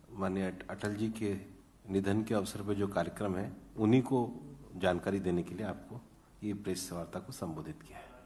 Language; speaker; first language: Hindi; native; Hindi